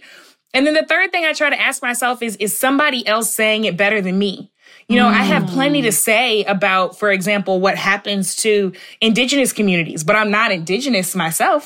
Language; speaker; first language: English; native; English